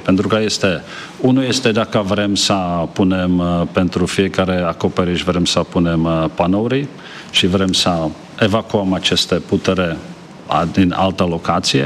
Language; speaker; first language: Romanian; non-native, fluent; Czech